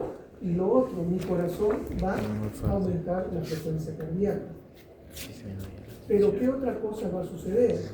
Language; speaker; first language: Spanish; native; Spanish